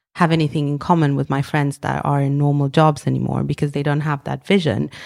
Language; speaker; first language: English; early bilingual, other home language; Romanian